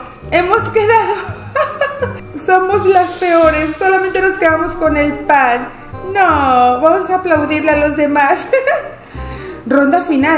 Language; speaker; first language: Spanish; native; Spanish